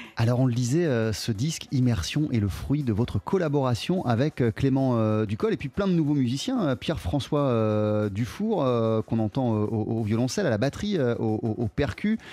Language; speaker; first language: French; native; French